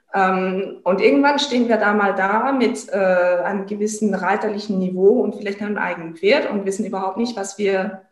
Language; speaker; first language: German; non-native, fluent; French